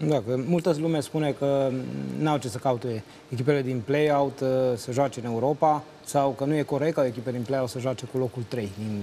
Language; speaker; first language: Romanian; native; Romanian